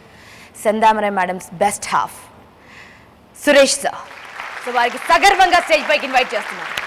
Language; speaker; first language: Telugu; native; Telugu